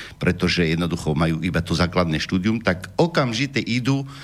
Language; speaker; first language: Slovak; non-native, fluent; Arabic